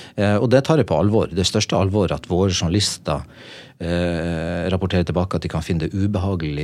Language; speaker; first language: Norwegian; native; Norwegian